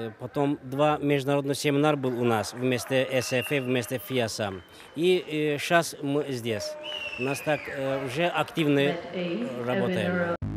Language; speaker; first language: Russian; non-native, learner; Azerbaijani